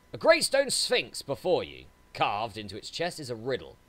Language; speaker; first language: English; native; English